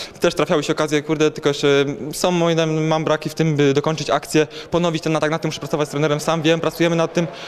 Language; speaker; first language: Polish; native; Polish